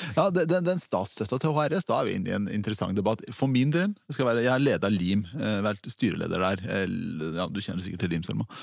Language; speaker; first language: Norwegian; early bilingual, other home language; Persian